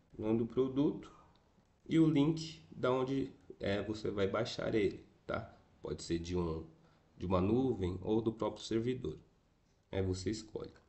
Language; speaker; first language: Portuguese; native; Portuguese